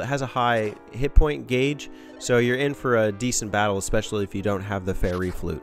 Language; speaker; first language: English; native; English